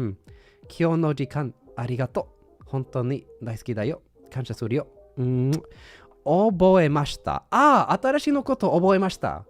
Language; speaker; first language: Japanese; non-native, learner; English